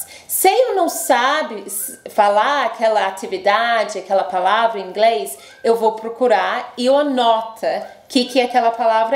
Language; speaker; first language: Portuguese; non-native, fluent; English